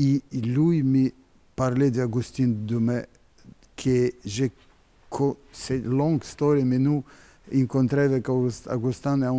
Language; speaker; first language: French; non-native, learner; Russian